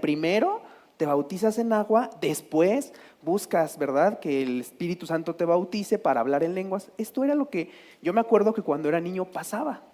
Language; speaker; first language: Spanish; native; Spanish